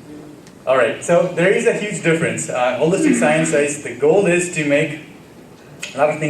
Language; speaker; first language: English; early bilingual, other home language; Gujarati